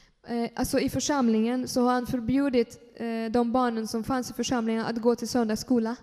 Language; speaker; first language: Swedish; non-native, fluent; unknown